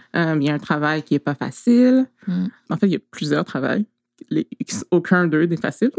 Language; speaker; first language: French; native; French